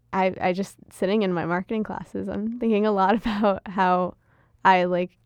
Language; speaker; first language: English; early bilingual, other home language; Gujarati